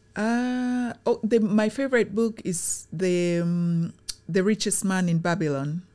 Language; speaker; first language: English; non-native, local second language; Swahili